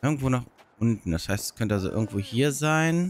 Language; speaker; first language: German; native; German